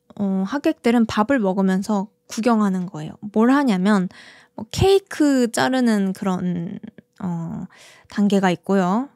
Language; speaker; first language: Korean; native; Korean